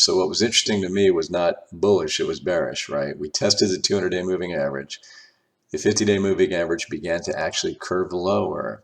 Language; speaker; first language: English; native; English